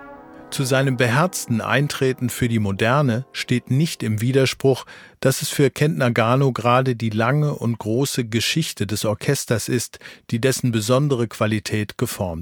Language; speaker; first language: German; native; German